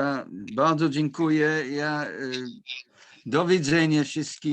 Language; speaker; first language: Polish; non-native, fluent; English